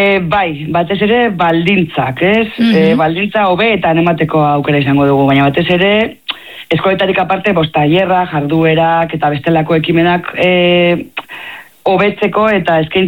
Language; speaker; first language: Basque; native; Basque